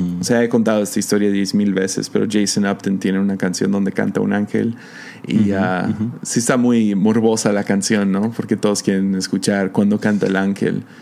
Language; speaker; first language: Spanish; non-native, fluent; English